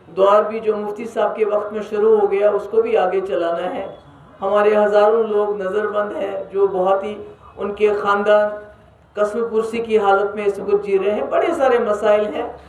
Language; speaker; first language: Urdu; non-native, local second language; Kashmiri